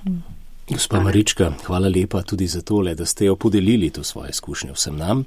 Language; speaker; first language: Slovenian; native; Slovenian